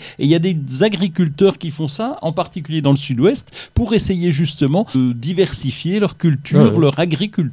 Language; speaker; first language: French; native; French